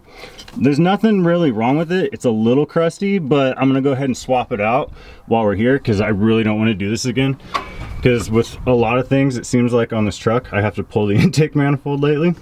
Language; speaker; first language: English; native; English